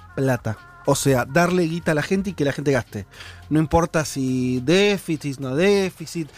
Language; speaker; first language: Spanish; native; Spanish